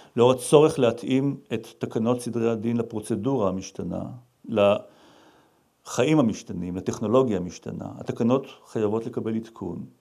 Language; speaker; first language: Hebrew; native; Hebrew